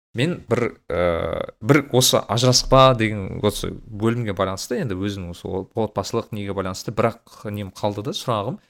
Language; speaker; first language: Kazakh; native; Kazakh